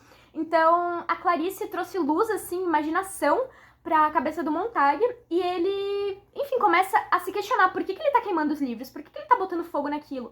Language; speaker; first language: Portuguese; native; Portuguese